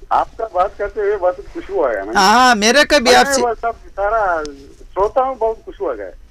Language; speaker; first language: Hindi; non-native, local second language; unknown